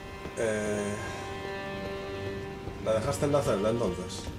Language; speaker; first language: Spanish; native; Spanish